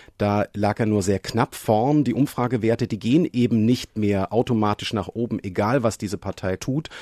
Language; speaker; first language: German; native; German